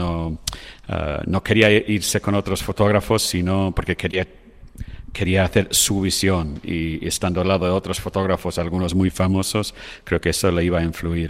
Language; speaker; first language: Spanish; non-native, fluent; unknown